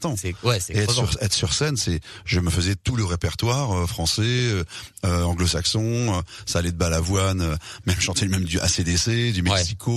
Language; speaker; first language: French; native; French